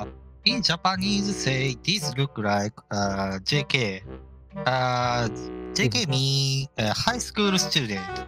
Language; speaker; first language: English; non-native, learner; Japanese